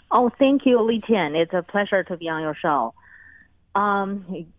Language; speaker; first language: English; non-native, fluent; Chinese